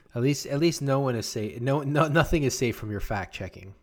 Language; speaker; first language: English; native; English